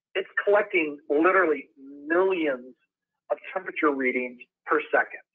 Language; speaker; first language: English; native; English